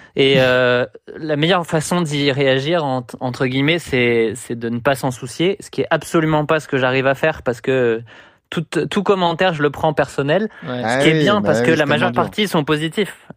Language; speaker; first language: French; native; French